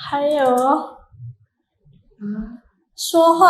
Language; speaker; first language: Chinese; non-native, fluent; Indonesian